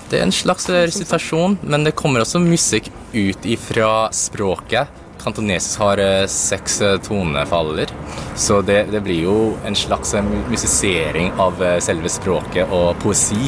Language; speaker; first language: Norwegian; early bilingual, other home language; Cantonese